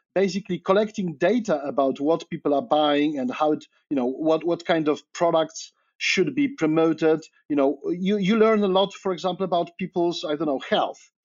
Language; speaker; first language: English; non-native, fluent; Polish